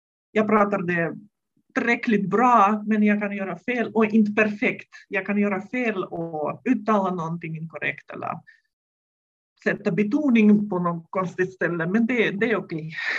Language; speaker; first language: Swedish; non-native, fluent; Russian